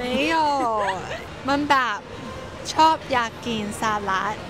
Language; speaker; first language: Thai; non-native, learner; Cantonese